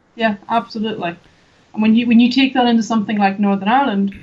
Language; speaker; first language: English; native; English